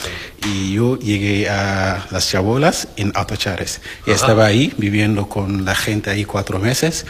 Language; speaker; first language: Spanish; non-native, learner; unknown